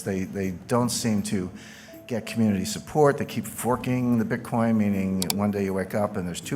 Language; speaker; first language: English; native; English